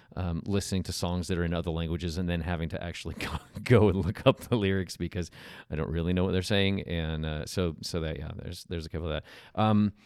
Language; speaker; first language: English; native; English